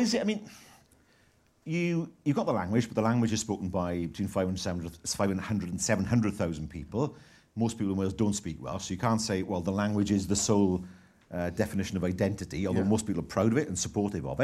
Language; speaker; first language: English; native; English